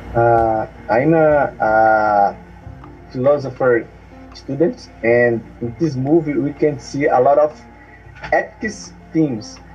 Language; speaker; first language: English; non-native, learner; Portuguese